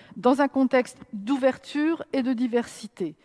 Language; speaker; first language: French; native; French